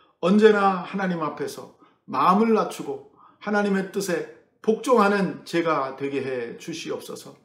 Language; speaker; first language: Korean; native; Korean